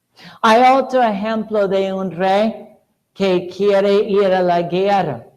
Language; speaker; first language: Spanish; non-native, fluent; English